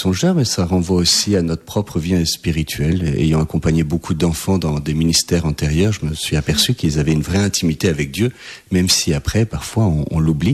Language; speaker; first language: French; native; French